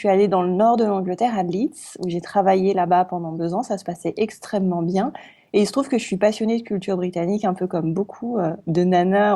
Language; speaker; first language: French; native; French